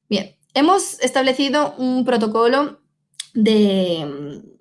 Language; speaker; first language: Spanish; native; Spanish